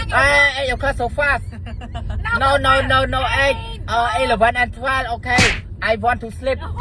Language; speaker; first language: English; non-native, learner; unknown